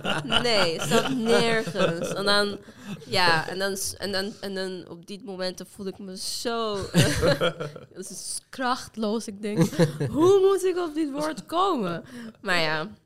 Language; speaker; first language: Dutch; non-native, fluent; Azerbaijani